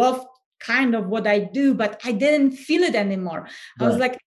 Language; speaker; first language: English; non-native, fluent; Polish